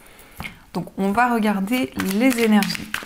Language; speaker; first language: French; native; French